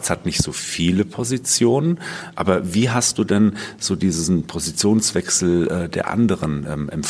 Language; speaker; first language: German; native; German